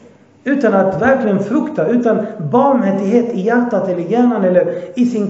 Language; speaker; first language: Swedish; early bilingual, other home language; Arabic